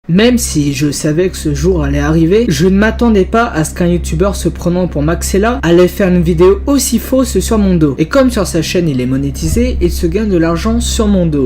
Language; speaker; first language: French; native; French